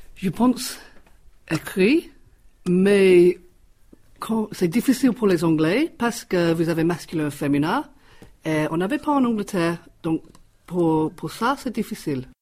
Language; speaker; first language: French; non-native, learner; English